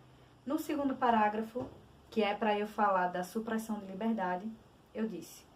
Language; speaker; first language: Portuguese; native; Portuguese